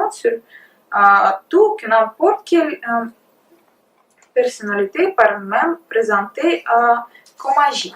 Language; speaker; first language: French; non-native, learner; Russian